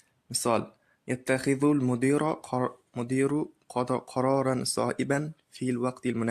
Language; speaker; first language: Arabic; non-native, learner; Uzbek